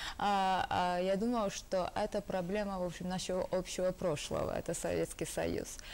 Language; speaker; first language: Russian; non-native, local second language; Georgian